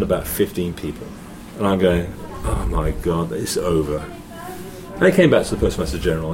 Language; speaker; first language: English; native; English